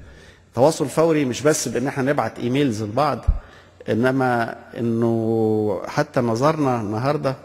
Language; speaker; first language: Arabic; native; Arabic